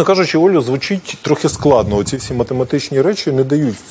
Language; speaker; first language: Ukrainian; native; Ukrainian